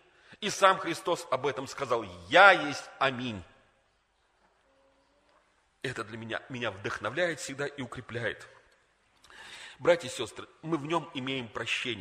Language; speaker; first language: Russian; native; Russian